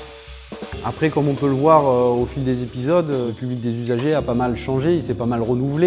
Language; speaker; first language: French; native; French